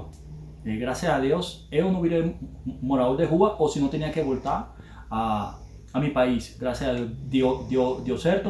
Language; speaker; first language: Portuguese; non-native, learner; Spanish